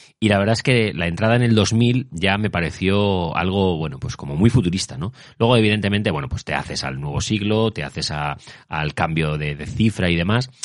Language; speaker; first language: Spanish; native; Spanish